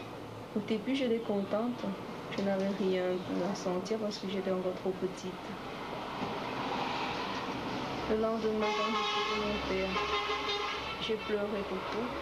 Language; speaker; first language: French; early bilingual, other home language; Chinese